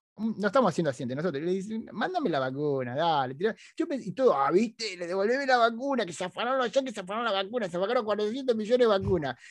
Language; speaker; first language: Spanish; native; Spanish